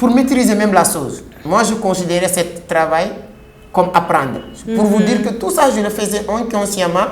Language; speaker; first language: French; non-native, local second language; Wolof